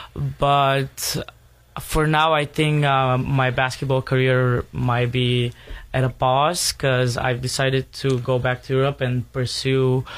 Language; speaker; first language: English; non-native, fluent; Bulgarian